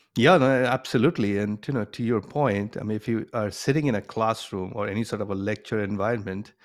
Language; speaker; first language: English; non-native, local second language; Bangla